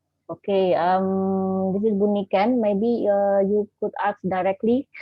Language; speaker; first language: English; non-native, learner; Indonesian